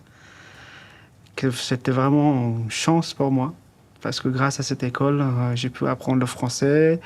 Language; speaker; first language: French; non-native, fluent; Persian